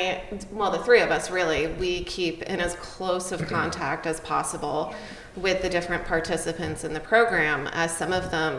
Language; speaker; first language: English; native; English